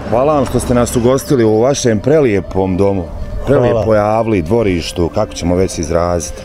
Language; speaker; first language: Bosnian; native; Bosnian